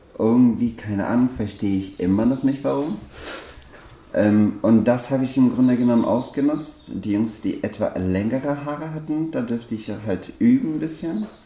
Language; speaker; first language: German; non-native, fluent; Persian